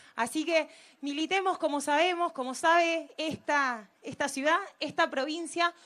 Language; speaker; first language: Spanish; native; Spanish